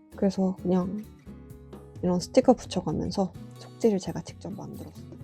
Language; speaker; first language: Korean; native; Korean